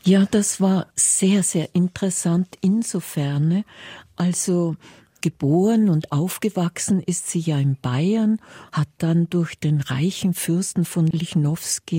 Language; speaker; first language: German; native; German